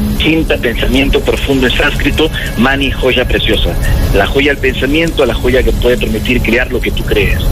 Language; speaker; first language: Spanish; native; Spanish